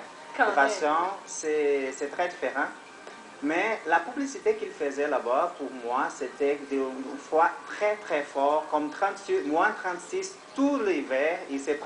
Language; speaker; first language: French; non-native, learner; Portuguese